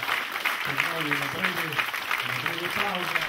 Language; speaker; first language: French; non-native, learner; Italian